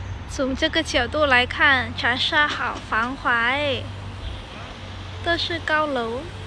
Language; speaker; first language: Chinese; non-native, fluent; Vietnamese